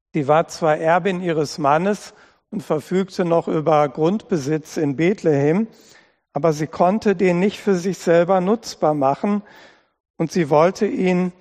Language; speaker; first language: German; native; German